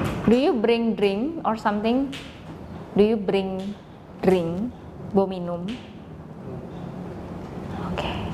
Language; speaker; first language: English; non-native, learner; Indonesian